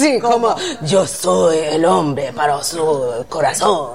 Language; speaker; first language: Spanish; non-native, learner; English